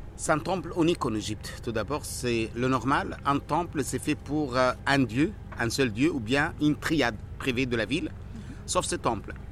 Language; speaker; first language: French; non-native, fluent; Arabic